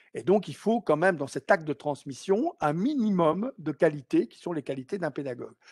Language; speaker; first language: French; native; French